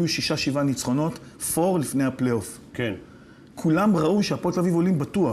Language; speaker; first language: Hebrew; native; Hebrew